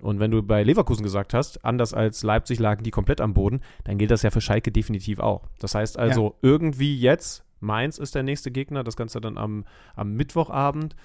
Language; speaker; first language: German; native; German